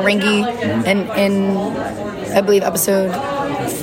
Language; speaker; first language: English; native; English